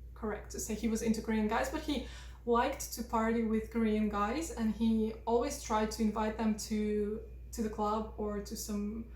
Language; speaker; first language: English; non-native, fluent; Russian